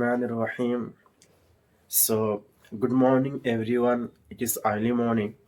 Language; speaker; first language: English; non-native, learner; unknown